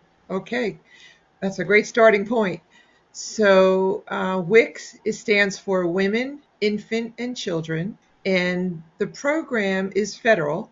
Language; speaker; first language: English; native; English